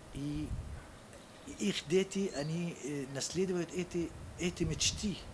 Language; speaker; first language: Russian; non-native, fluent; Arabic